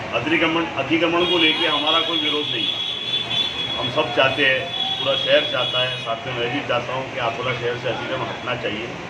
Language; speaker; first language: Hindi; non-native, local second language; Urdu